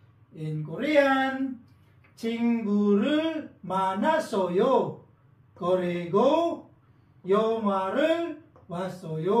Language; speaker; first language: Korean; non-native, fluent; Filipino